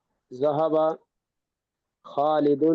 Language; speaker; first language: Arabic; non-native, learner; Urdu